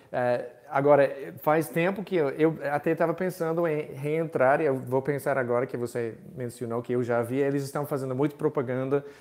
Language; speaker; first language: Portuguese; non-native, fluent; English